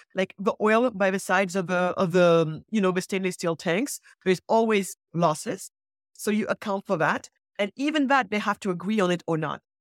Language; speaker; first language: English; early bilingual, other home language; Wolof